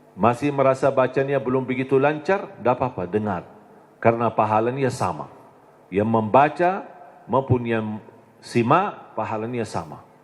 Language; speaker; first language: Indonesian; non-native, fluent; Arabic